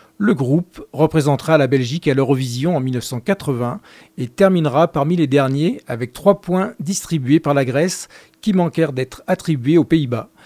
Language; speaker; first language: French; native; French